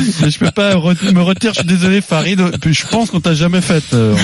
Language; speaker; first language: French; native; French